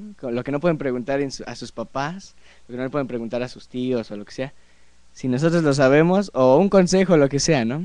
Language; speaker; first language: Spanish; native; Spanish